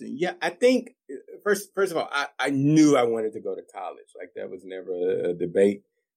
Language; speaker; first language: English; native; English